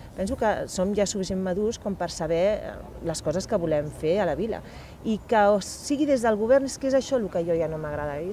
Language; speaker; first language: Catalan; non-native, local second language; Spanish